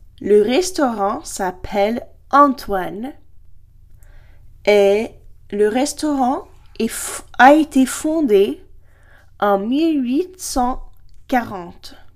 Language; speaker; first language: French; non-native, fluent; English